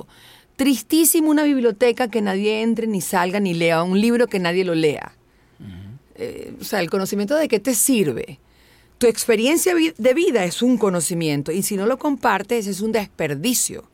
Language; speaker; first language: Spanish; native; Spanish